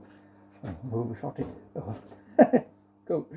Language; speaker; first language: English; native; English